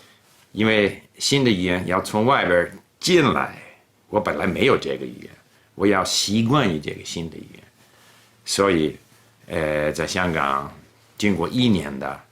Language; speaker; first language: Chinese; non-native, fluent; English